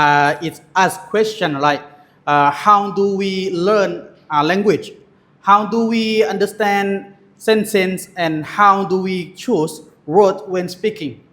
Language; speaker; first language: English; non-native, learner; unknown